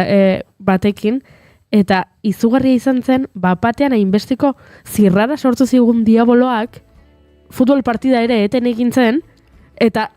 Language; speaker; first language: Basque; native; Basque